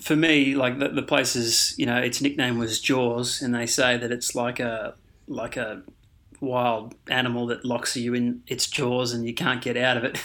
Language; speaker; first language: English; native; English